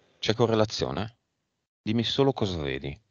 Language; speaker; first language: Italian; native; Italian